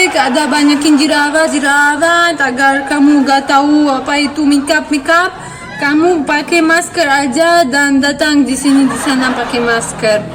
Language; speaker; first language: Indonesian; non-native, learner; Russian